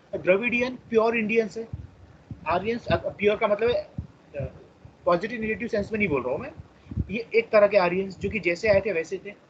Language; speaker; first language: Hindi; non-native, local second language; Marathi